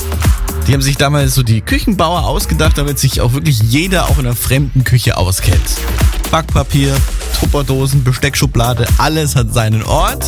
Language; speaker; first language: German; native; German